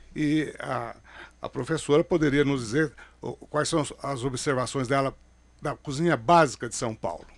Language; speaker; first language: Portuguese; native; Portuguese